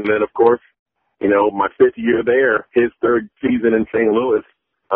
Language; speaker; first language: English; native; English